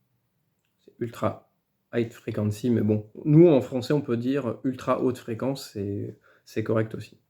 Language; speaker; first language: French; native; French